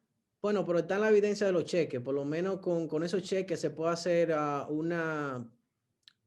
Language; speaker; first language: Spanish; native; Spanish